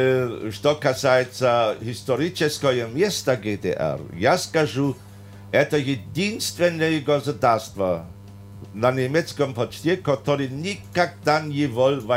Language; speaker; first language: Russian; non-native, fluent; German